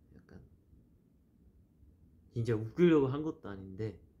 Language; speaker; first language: Korean; early bilingual, heritage; Korean